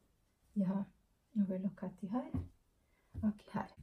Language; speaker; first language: Swedish; non-native, learner; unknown